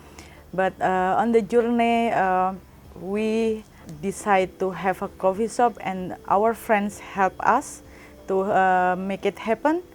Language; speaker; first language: English; non-native, learner; Indonesian